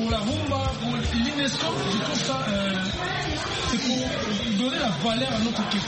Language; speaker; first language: French; non-native, local second language; Lingala